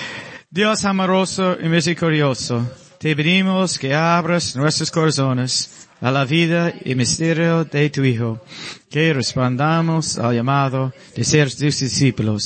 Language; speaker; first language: Spanish; non-native, learner; English